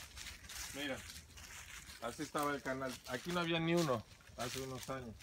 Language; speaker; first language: Spanish; native; Spanish